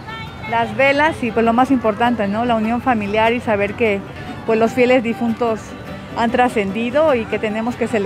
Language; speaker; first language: Spanish; native; Spanish